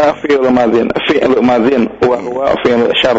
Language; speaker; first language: Arabic; non-native, learner; Indonesian